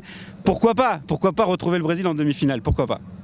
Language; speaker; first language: French; native; French